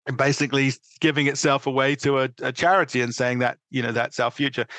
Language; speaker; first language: English; native; English